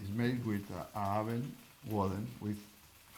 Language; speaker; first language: English; non-native, learner; Catalan